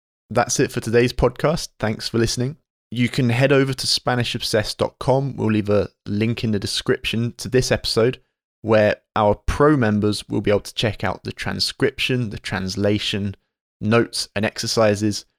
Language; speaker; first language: English; native; English